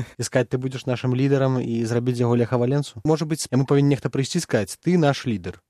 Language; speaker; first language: Belarusian; native; Belarusian